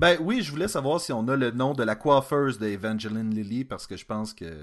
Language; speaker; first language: French; native; French